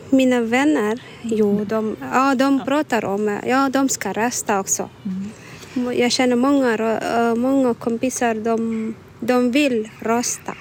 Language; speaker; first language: Swedish; non-native, learner; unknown